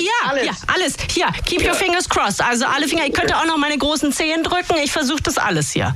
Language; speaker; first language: German; native; German